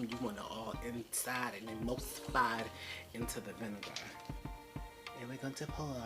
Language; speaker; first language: English; native; English